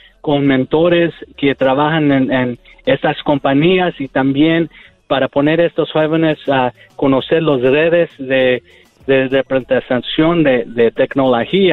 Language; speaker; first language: Spanish; early bilingual, heritage; Spanish